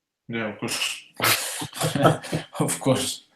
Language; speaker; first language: English; non-native, fluent; Spanish